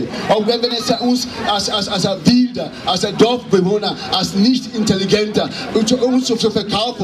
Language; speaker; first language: German; non-native, fluent; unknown